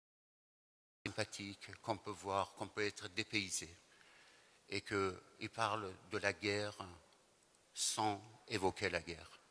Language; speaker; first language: French; non-native, fluent; Persian